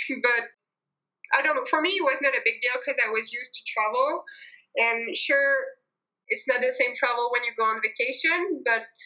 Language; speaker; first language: English; non-native, fluent; French